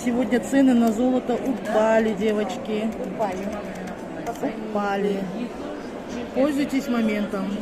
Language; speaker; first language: Russian; non-native, local second language; Kazakh